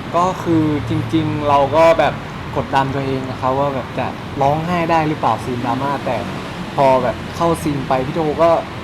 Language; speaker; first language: Thai; native; Thai